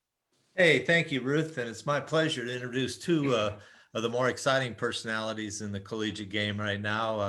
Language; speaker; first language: English; native; English